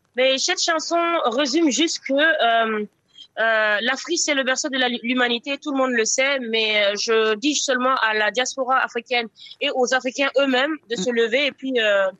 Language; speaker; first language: French; non-native, local second language; Mossi